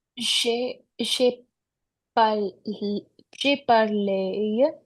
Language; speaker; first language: French; non-native, learner; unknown